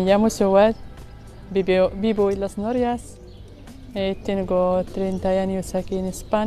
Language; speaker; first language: Spanish; non-native, learner; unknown